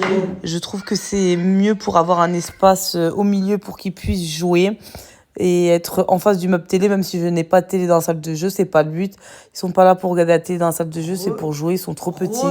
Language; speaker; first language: French; native; French